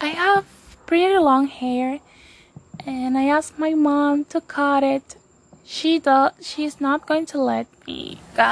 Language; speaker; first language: English; non-native, fluent; Spanish